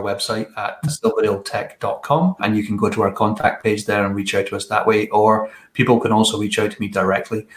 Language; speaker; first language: English; native; English